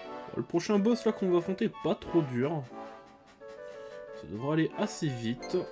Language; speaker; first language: French; native; French